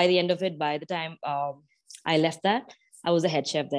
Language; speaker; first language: English; non-native, local second language; Malayalam